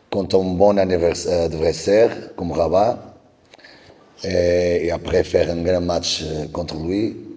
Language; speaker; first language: French; non-native, learner; Portuguese